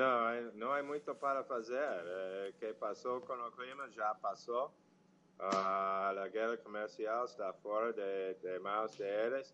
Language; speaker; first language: Portuguese; non-native, fluent; English